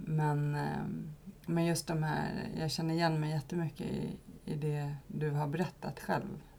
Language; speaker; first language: Swedish; native; Swedish